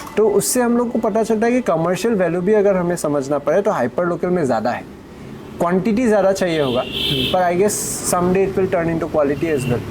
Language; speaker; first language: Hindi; non-native, local second language; Assamese